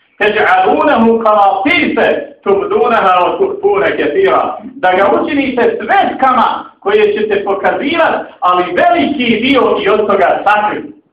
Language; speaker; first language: Bosnian; native; Bosnian